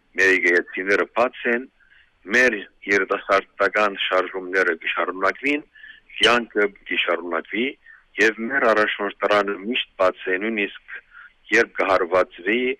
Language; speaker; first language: Armenian; early bilingual, heritage; Armenian